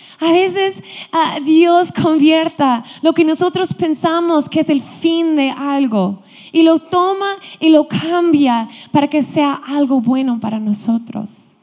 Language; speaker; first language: Spanish; non-native, fluent; English